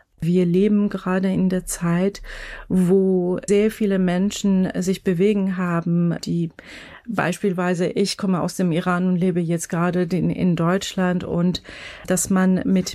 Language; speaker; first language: German; non-native, fluent; Persian